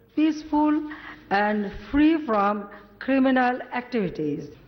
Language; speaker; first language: English; non-native, local second language; Bangla